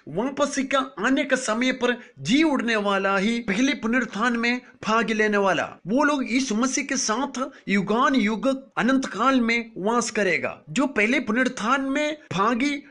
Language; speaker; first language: Hindi; non-native, local second language; Malayalam